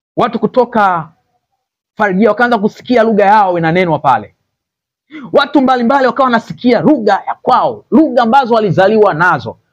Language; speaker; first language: Swahili; native; Swahili